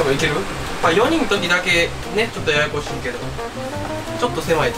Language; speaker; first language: Japanese; native; Japanese